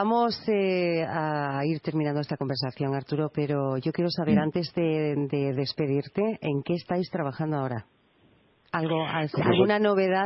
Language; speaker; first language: Spanish; native; Spanish